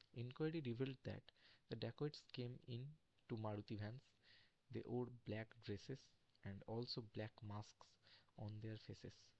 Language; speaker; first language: English; non-native, local second language; Bangla